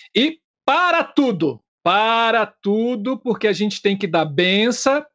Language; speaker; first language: Portuguese; native; Portuguese